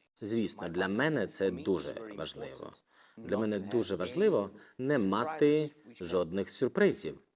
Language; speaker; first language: Ukrainian; non-native, local second language; Russian